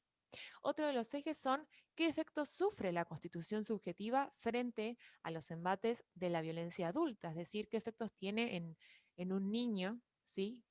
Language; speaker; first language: Spanish; native; Spanish